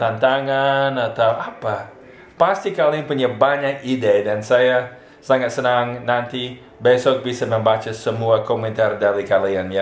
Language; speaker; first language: Indonesian; non-native, fluent; English